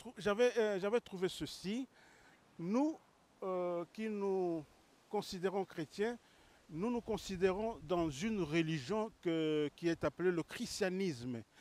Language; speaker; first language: French; non-native, local second language; Lingala